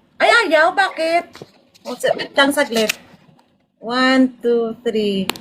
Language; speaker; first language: Filipino; non-native, local second language; Hiligaynon